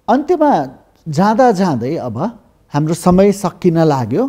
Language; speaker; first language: Nepali; native; Nepali